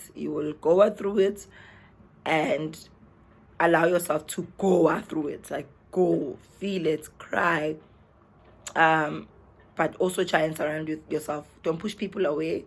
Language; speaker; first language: English; non-native, local second language; Zulu